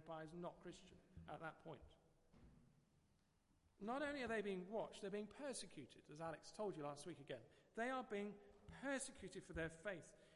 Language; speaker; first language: English; native; English